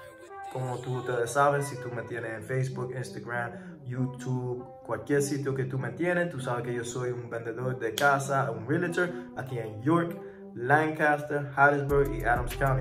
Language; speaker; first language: Spanish; early bilingual, heritage; English